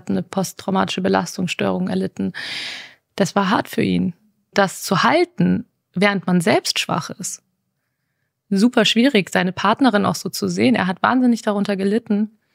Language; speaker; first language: German; native; German